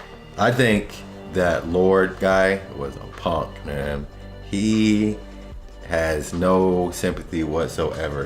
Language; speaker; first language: English; native; English